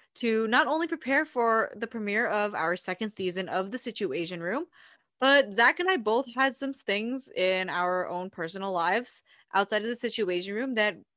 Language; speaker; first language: English; early bilingual, other home language; Filipino